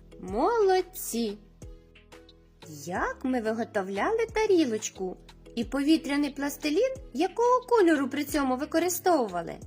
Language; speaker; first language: Ukrainian; native; Ukrainian